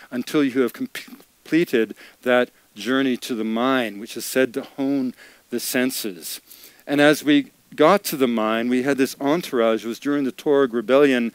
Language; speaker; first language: English; native; English